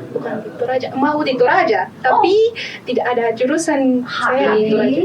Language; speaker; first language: Indonesian; non-native, learner; Malagasy